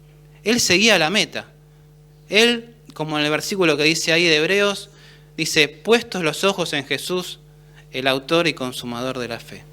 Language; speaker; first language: Spanish; native; Spanish